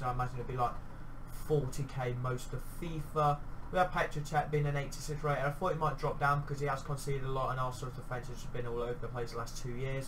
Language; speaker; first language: English; native; English